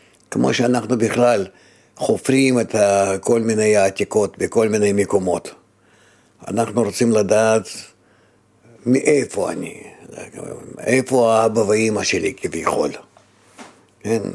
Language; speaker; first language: Hebrew; non-native, fluent; Russian